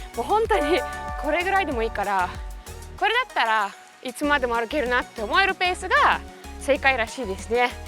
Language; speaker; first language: Japanese; non-native, fluent; Russian